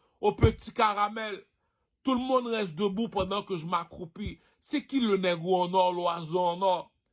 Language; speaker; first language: French; non-native, local second language; Haitian Creole